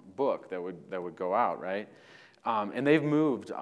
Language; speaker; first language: English; native; English